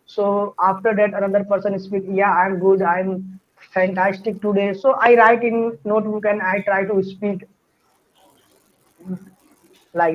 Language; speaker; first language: English; non-native, learner; Hindi